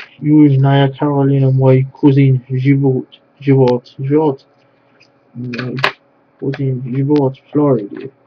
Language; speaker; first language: Russian; non-native, learner; English